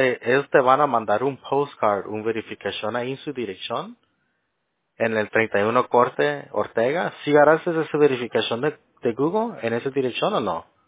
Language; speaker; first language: Spanish; early bilingual, heritage; Spanish